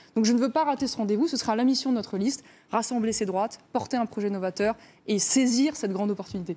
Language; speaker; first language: French; native; French